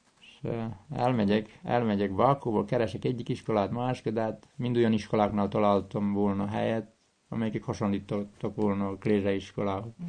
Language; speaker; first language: Hungarian; native; Hungarian